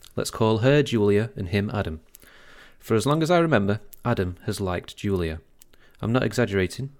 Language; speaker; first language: English; native; English